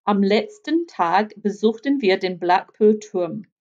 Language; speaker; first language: German; non-native, fluent; English